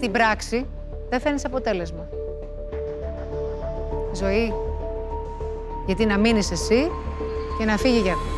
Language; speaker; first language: Greek; native; Greek